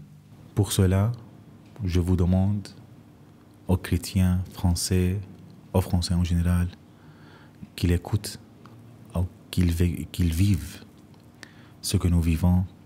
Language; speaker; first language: French; non-native, fluent; Arabic